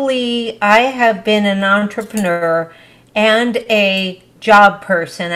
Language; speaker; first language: English; early bilingual, other home language; Spanish